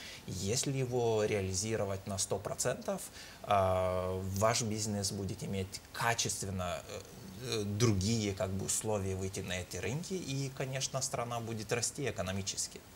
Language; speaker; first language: Russian; non-native, fluent; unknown